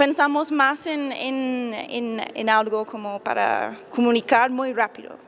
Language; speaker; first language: Spanish; non-native, fluent; English